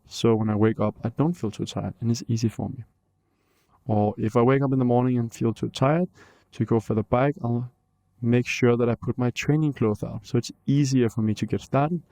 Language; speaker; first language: English; non-native, fluent; Danish